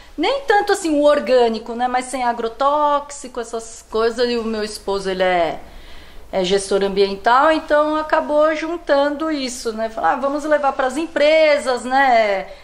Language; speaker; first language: Portuguese; early bilingual, other home language; Korean